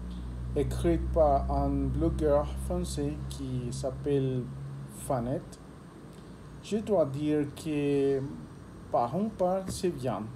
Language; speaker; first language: French; non-native, learner; Spanish